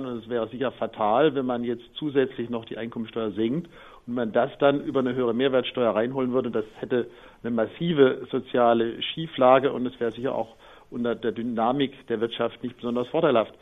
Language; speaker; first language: German; native; German